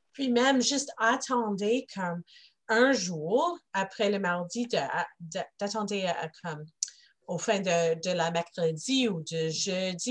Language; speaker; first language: French; non-native, local second language; English